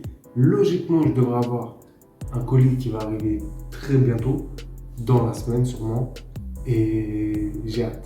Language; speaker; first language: French; native; French